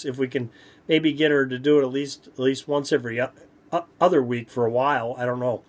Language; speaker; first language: English; native; English